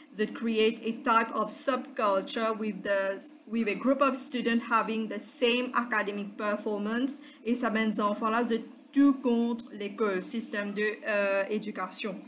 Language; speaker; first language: French; non-native, local second language; Morisyen